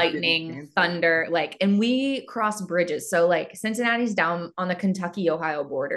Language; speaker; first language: English; native; English